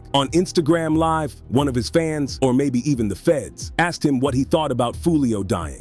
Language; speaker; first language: English; native; English